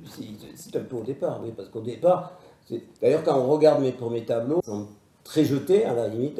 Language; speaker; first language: French; native; French